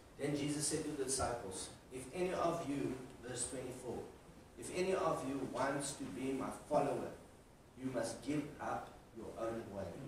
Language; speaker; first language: English; non-native, local second language; Afrikaans